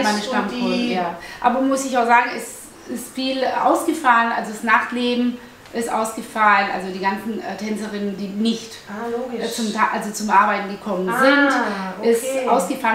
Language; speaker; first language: German; early bilingual, other home language; Italian